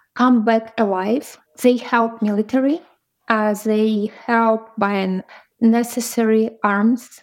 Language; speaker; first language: English; non-native, fluent; Ukrainian